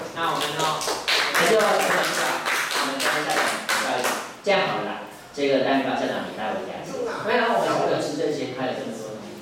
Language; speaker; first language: Chinese; native; Chinese